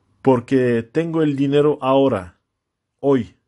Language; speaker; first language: Spanish; non-native, fluent; Russian